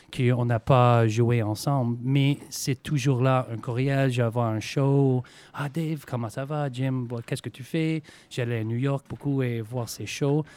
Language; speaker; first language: French; native; French